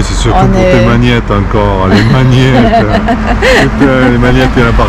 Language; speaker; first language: French; native; French